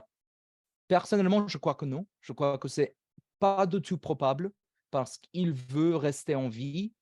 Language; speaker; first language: French; non-native, fluent; English